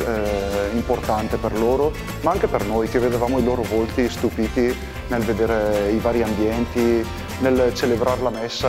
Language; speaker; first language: Italian; native; Italian